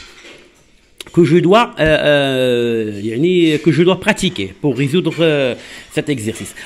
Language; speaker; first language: French; non-native, local second language; Arabic